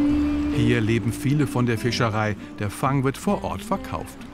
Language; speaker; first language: German; native; German